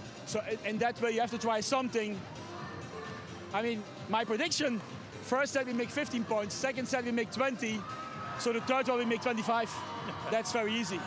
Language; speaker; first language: English; non-native, fluent; Dutch